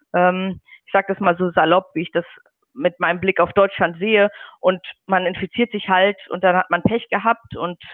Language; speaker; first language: German; native; German